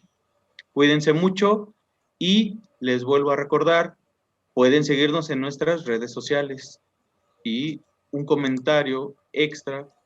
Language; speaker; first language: Spanish; native; Spanish